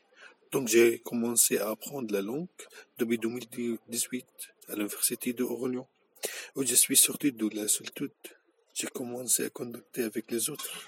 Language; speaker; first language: French; non-native, learner; Arabic